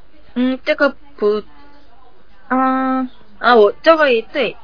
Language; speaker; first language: Chinese; non-native, learner; Korean